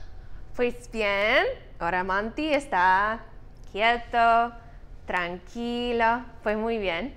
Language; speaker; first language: Spanish; non-native, fluent; English